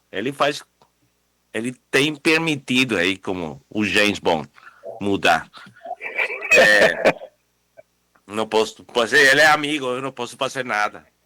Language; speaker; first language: Portuguese; non-native, fluent; Spanish